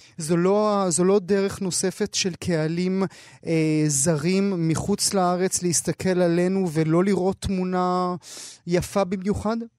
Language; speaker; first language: Hebrew; native; Hebrew